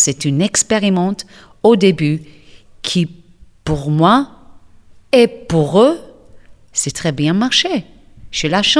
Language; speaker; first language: French; non-native, fluent; English